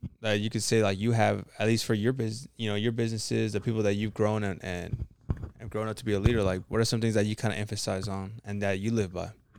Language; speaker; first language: English; early bilingual, other home language; Spanish